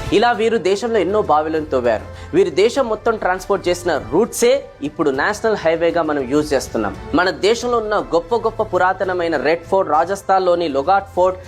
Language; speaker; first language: Telugu; non-native, local second language; Lambadi